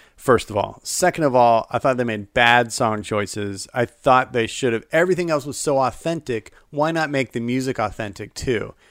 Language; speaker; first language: English; native; English